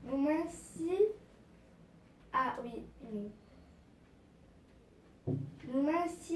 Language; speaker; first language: French; non-native, learner; Arabic